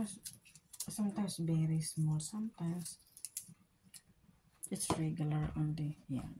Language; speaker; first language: English; non-native, local second language; Filipino